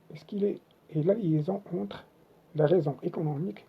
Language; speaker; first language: French; non-native, local second language; Arabic